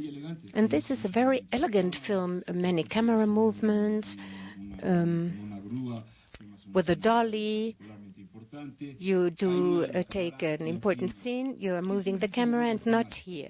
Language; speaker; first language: English; non-native, fluent; Spanish